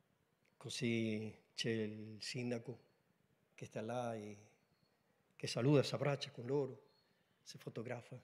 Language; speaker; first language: Italian; non-native, learner; Spanish